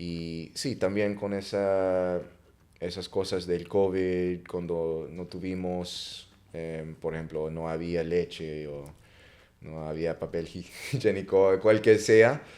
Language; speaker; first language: Spanish; non-native, fluent; English